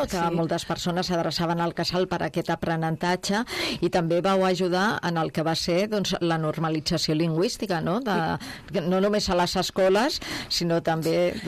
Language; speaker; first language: Catalan; native; Catalan